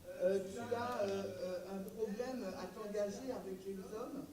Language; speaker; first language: French; native; French